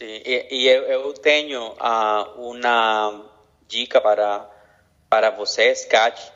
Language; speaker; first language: Portuguese; non-native, learner; Spanish